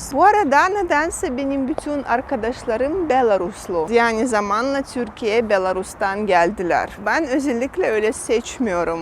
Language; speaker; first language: Turkish; non-native, fluent; Russian